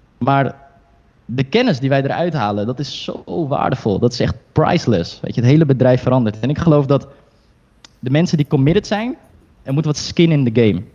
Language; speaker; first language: Dutch; early bilingual, other home language; Chinese